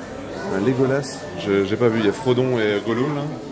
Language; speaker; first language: French; native; French